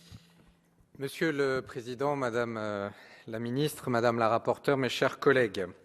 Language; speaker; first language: French; native; French